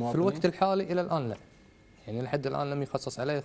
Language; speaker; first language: Arabic; native; Arabic